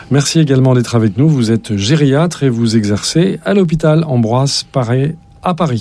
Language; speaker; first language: French; native; French